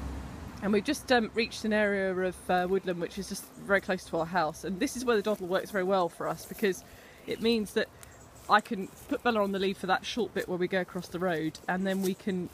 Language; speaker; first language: English; native; English